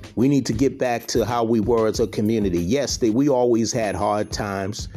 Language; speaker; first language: English; native; English